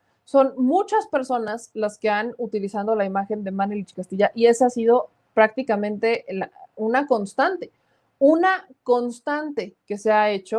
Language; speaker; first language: Spanish; native; Spanish